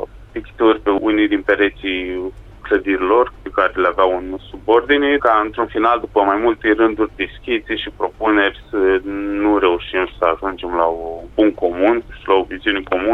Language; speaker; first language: Romanian; native; Romanian